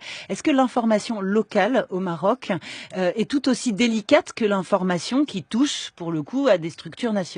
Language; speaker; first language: French; native; French